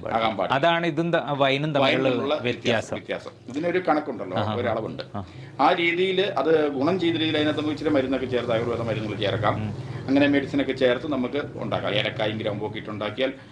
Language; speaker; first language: Malayalam; native; Malayalam